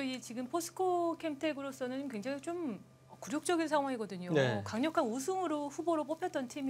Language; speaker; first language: Korean; native; Korean